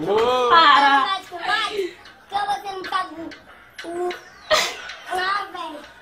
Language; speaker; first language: Portuguese; native; Portuguese